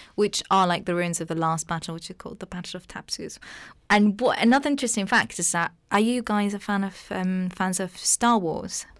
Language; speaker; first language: English; non-native, fluent; Arabic